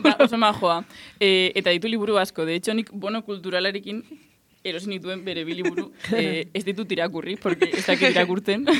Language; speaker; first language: Basque; non-native, local second language; Spanish